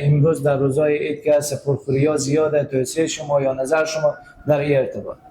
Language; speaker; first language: Persian; native; Persian